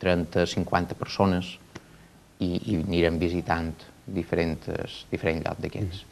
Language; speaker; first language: Catalan; native; Catalan